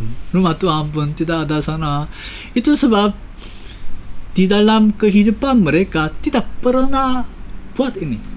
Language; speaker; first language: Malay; non-native, fluent; Korean